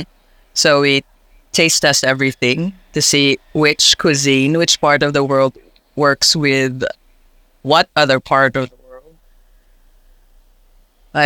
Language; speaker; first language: English; non-native, local second language; Hiligaynon